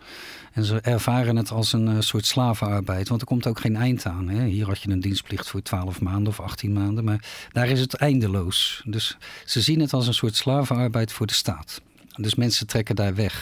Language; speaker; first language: Dutch; native; Dutch